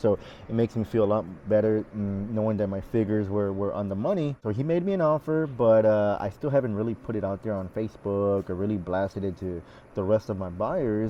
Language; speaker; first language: English; native; English